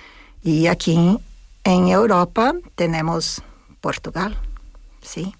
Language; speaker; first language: Spanish; non-native, fluent; Portuguese